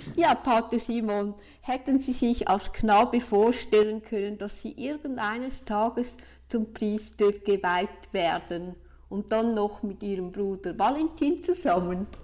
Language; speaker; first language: German; native; German